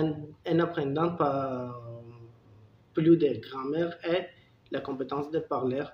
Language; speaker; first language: French; non-native, learner; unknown